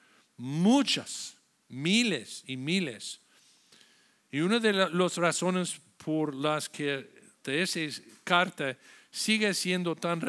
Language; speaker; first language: Spanish; non-native, fluent; English